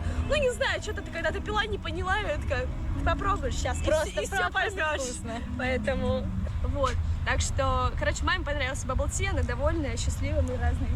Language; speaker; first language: Russian; native; Russian